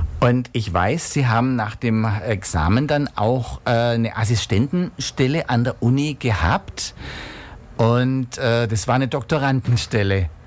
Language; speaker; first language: German; native; German